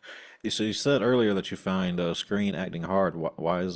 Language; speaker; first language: English; native; English